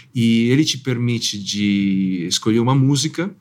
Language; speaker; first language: Portuguese; non-native, fluent; Italian